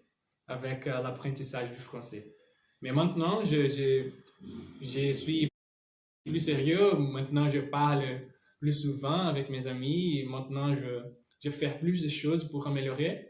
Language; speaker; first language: French; non-native, learner; Portuguese